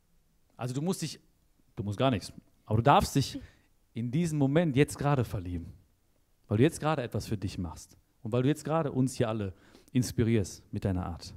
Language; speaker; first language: German; native; German